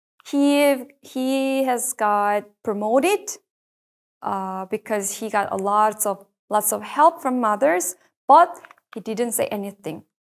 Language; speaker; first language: English; non-native, fluent; Korean